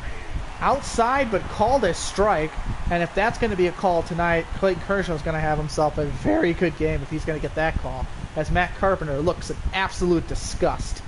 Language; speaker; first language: English; native; English